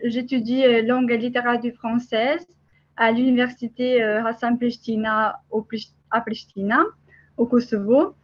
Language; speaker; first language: French; non-native, fluent; Albanian